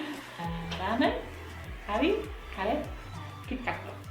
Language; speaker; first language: Japanese; non-native, learner; English